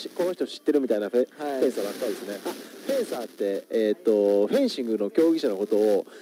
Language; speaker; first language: Japanese; native; Japanese